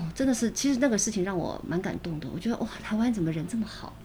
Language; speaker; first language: Chinese; native; Chinese